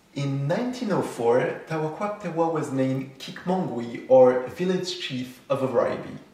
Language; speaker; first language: English; non-native, fluent; French